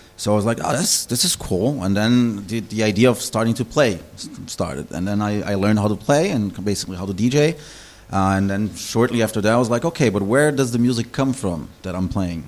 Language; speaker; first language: English; non-native, fluent; German